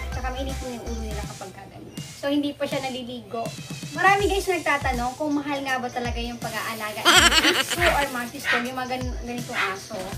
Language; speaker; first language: Filipino; non-native, local second language; Bikol